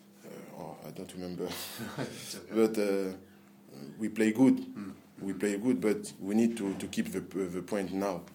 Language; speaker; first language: English; non-native, learner; French